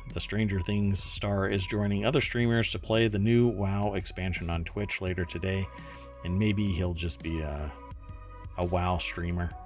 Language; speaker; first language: English; non-native, fluent; German